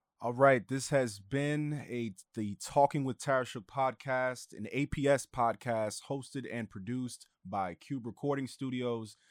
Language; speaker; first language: English; native; English